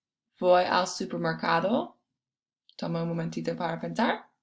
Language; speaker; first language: Spanish; non-native, fluent; English